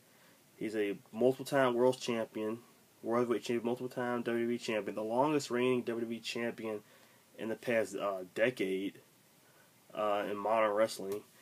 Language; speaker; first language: English; native; English